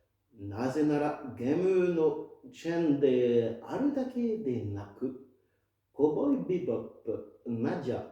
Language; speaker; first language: Japanese; non-native, fluent; French